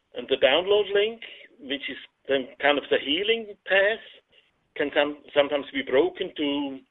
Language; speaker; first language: English; non-native, fluent; Swiss German